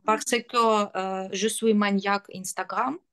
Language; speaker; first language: French; non-native, learner; Ukrainian